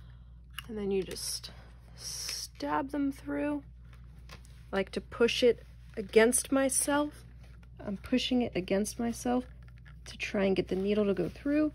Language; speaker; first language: English; native; English